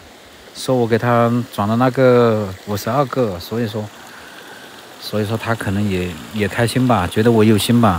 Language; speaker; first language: Chinese; native; Chinese